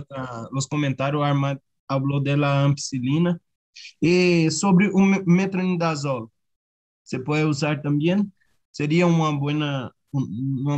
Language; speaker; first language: Spanish; non-native, learner; Portuguese